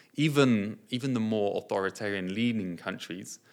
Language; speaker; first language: English; native; English